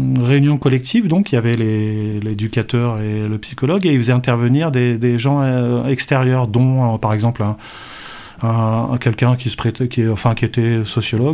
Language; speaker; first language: French; native; French